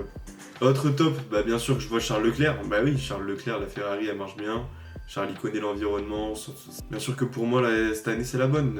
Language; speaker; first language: French; native; French